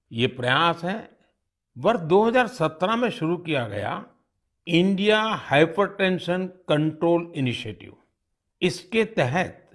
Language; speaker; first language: Hindi; non-native, local second language; Gujarati